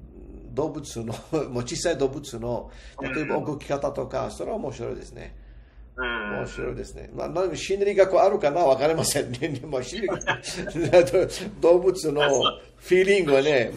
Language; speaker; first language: Japanese; non-native, fluent; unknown